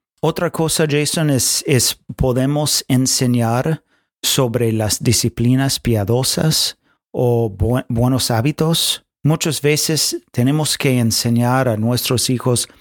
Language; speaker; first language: Spanish; non-native, fluent; English